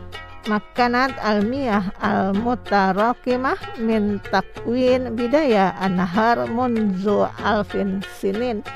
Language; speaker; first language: Arabic; non-native, fluent; Indonesian